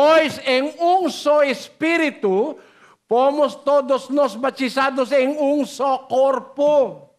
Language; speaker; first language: Portuguese; non-native, learner; Filipino